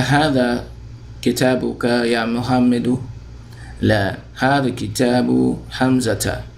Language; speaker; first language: Arabic; non-native, fluent; English